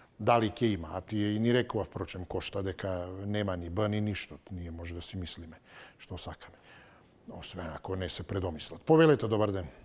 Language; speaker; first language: Macedonian; native; Macedonian